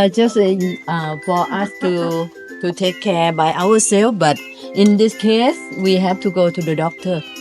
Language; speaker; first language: English; non-native, local second language; Thai